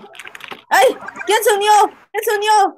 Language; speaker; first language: Spanish; native; Spanish